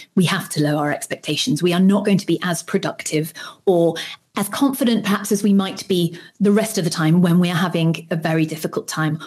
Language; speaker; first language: English; native; English